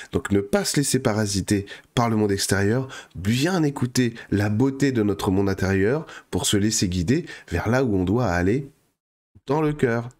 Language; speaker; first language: French; native; French